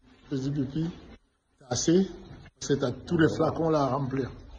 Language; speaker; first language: French; native; French